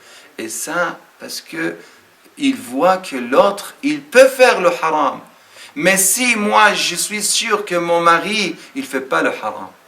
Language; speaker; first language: French; non-native, fluent; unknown